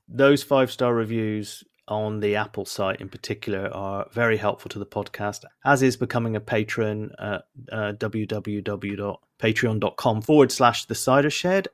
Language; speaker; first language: English; native; English